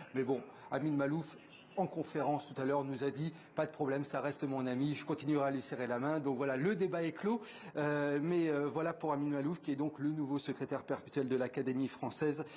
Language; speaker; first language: French; native; French